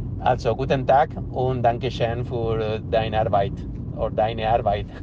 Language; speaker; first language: German; non-native, learner; Spanish